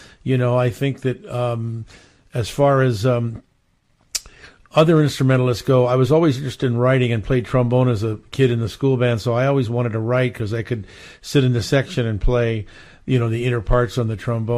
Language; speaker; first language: English; native; English